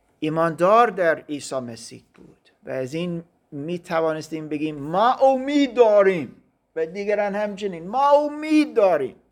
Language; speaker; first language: Persian; non-native, learner; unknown